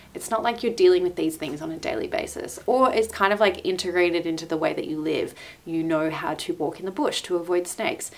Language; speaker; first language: English; native; English